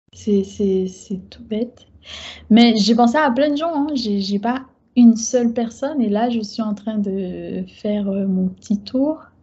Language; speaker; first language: French; native; French